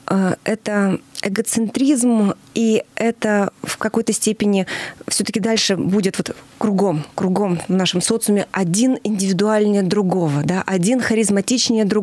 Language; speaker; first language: Russian; native; Russian